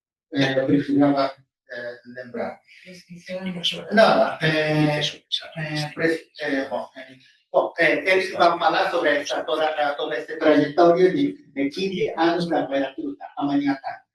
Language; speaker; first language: Portuguese; non-native, fluent; Japanese